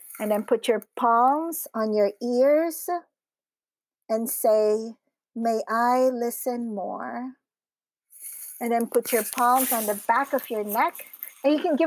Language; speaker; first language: English; non-native, local second language; Filipino